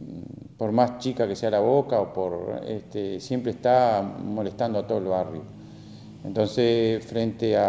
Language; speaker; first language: Spanish; native; Spanish